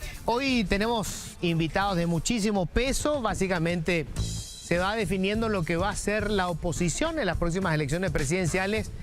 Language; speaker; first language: Spanish; native; Spanish